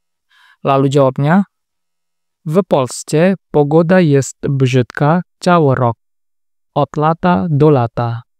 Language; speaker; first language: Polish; non-native, learner; Indonesian